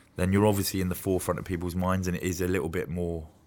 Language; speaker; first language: English; native; English